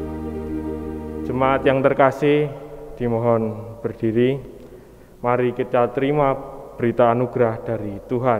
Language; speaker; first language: Indonesian; non-native, local second language; Javanese